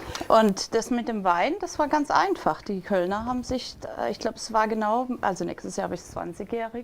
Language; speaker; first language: German; native; German